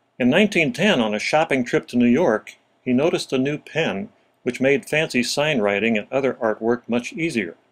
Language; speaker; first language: English; native; English